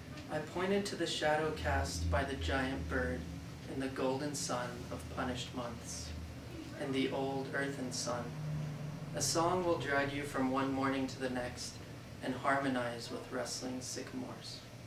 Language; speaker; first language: English; native; English